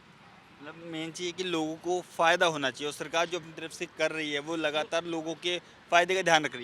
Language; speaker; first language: Hindi; native; Hindi